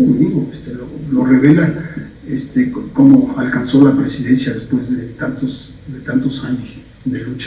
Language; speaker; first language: Spanish; native; Spanish